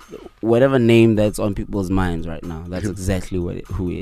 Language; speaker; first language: English; non-native, local second language; Tswana